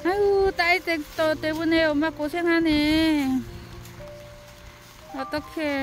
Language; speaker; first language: Korean; non-native, learner; Vietnamese